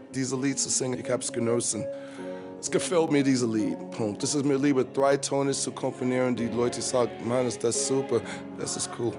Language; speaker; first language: German; non-native, fluent; English